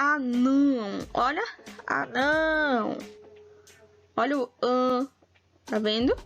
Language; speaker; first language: Portuguese; native; Portuguese